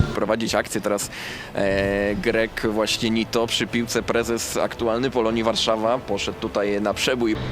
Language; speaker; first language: Polish; native; Polish